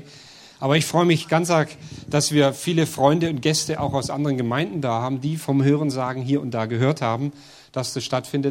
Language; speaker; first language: German; native; German